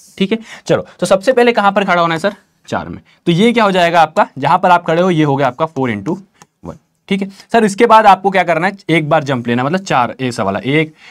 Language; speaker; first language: Hindi; native; Hindi